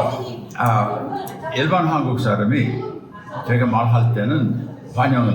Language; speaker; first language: Korean; non-native, fluent; English